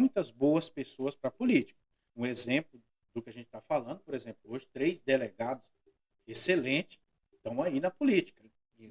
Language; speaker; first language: Portuguese; native; Portuguese